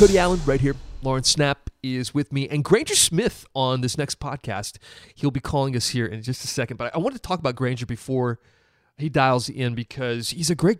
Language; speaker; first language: English; native; English